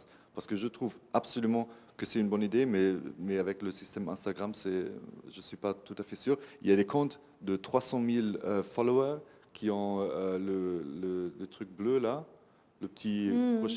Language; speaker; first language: French; non-native, fluent; German